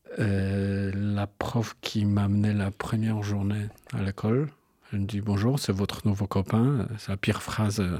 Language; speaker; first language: French; non-native, fluent; Polish